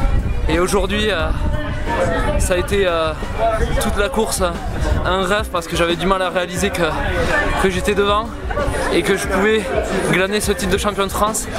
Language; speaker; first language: French; native; French